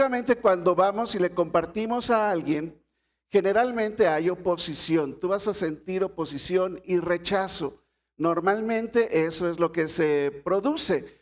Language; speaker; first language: Spanish; native; Spanish